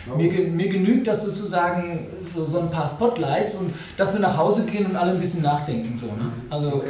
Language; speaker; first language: German; native; German